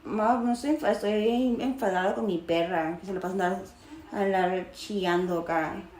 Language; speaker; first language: Spanish; early bilingual, other home language; English